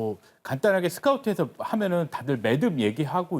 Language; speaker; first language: Korean; native; Korean